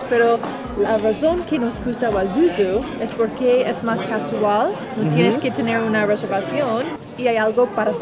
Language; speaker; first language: Spanish; non-native, learner; English